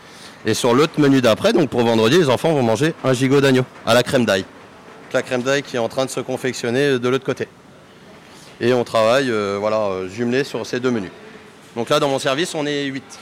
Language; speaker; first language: French; native; French